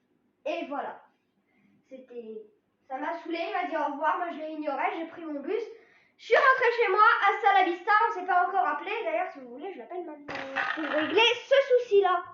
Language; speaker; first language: French; native; French